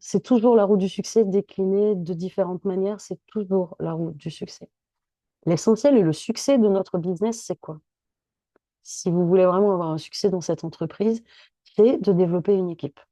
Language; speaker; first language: French; native; French